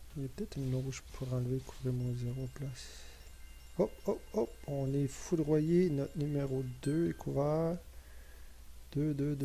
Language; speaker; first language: French; native; French